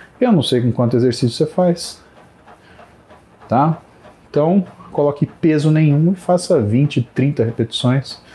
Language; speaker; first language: Portuguese; native; Portuguese